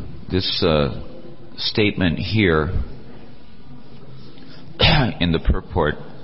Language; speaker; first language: English; native; English